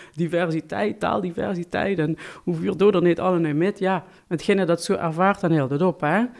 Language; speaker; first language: Dutch; non-native, local second language; Limburgish